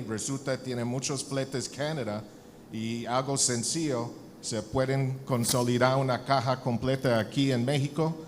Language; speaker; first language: Spanish; non-native, learner; English